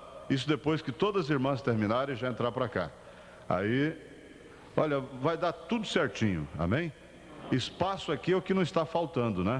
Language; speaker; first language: Portuguese; native; Portuguese